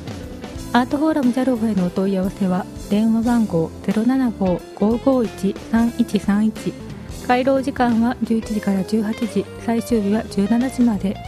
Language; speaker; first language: Japanese; native; Japanese